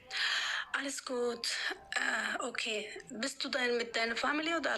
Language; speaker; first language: German; non-native, learner; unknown